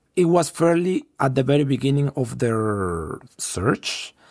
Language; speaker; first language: English; non-native, fluent; Spanish